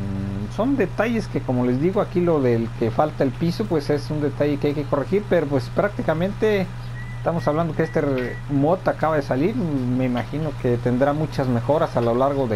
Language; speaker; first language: Spanish; native; Spanish